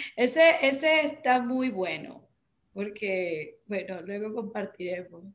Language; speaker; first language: Spanish; native; Spanish